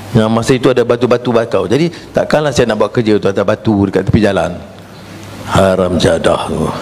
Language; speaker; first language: English; non-native, local second language; Malay